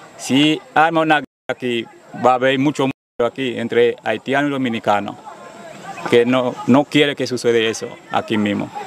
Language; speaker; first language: Spanish; non-native, fluent; Haitian Creole